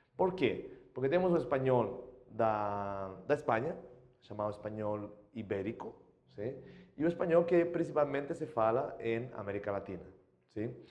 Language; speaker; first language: Portuguese; non-native, fluent; Spanish